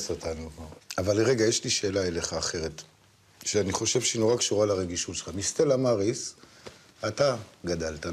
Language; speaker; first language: Hebrew; native; Hebrew